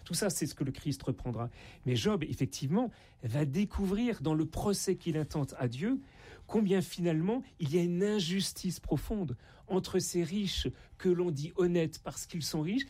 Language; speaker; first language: French; native; French